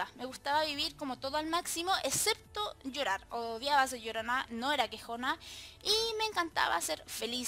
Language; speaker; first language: Spanish; native; Spanish